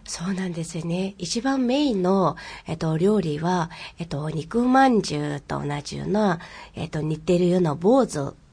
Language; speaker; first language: Japanese; non-native, fluent; Mongolian